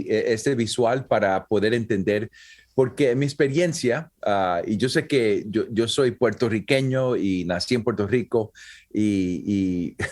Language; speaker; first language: Spanish; early bilingual, heritage; Spanish